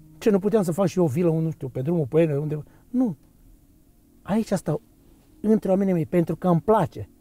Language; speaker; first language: Romanian; non-native, fluent; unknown